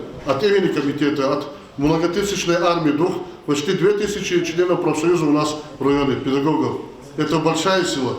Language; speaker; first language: Russian; non-native, local second language; Lezghian